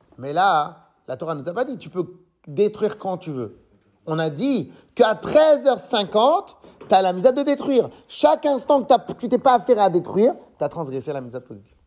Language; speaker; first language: French; native; French